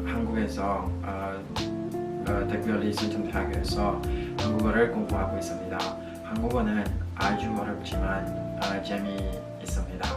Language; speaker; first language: Korean; non-native, learner; Indonesian